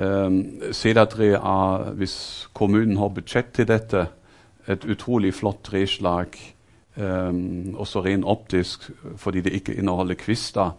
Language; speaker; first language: Norwegian; non-native, fluent; German